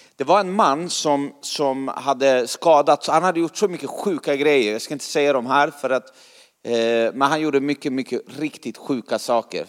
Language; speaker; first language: Swedish; native; Swedish